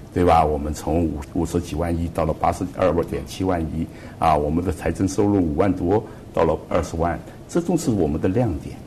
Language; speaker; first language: Chinese; non-native, local second language; Cantonese